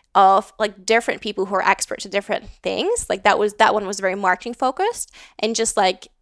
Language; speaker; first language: English; non-native, fluent; Latvian